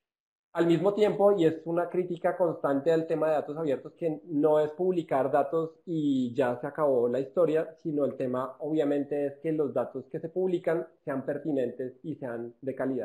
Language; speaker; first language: Spanish; native; Spanish